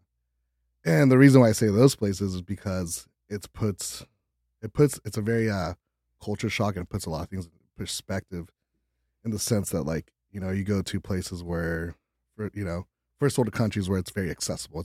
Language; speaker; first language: English; early bilingual, other home language; Spanish